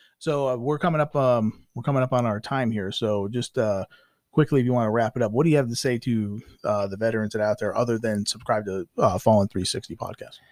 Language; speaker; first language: English; native; English